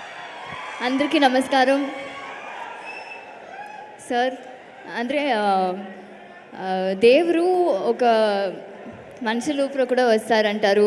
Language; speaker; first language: Telugu; non-native, local second language; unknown